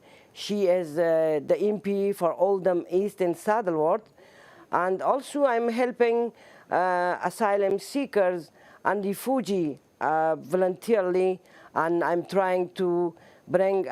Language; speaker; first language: English; non-native, learner; Persian